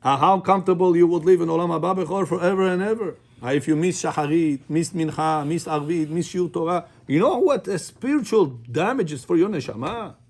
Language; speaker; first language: English; non-native, fluent; Russian